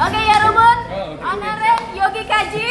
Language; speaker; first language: Korean; non-native, learner; Indonesian